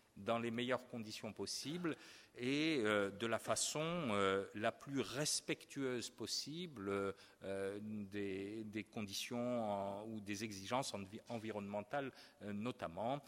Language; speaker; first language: French; non-native, fluent; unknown